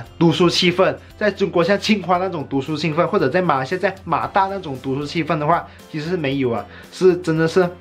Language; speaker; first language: Chinese; native; Chinese